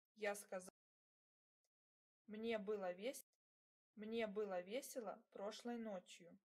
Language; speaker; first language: Russian; non-native, learner; English